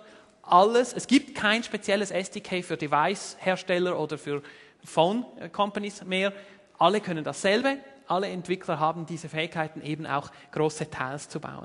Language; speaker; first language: German; native; German